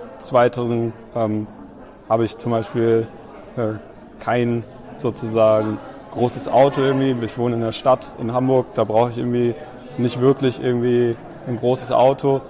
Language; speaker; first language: German; native; German